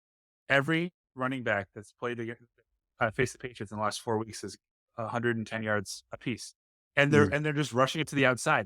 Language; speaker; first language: English; native; English